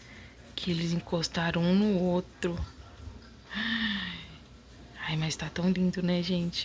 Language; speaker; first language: Portuguese; native; Portuguese